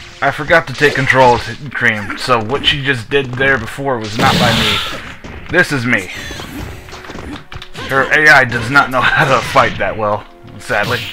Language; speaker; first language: English; native; English